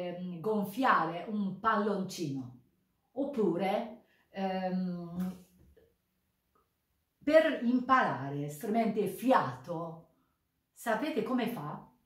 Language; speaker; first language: Italian; non-native, learner; Japanese